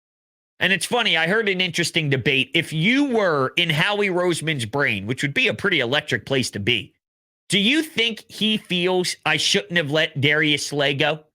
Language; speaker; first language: English; native; English